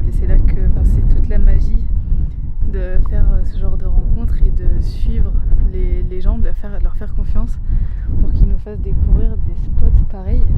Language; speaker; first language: French; native; French